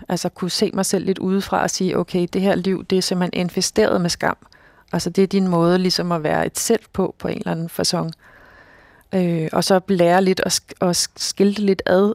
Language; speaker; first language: Danish; native; Danish